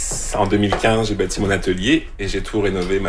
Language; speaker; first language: French; native; French